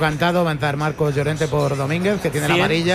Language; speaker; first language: Spanish; native; Spanish